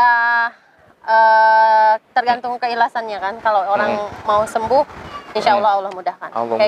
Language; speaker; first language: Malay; non-native, local second language; Sundanese